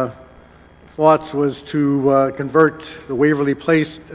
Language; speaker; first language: English; native; English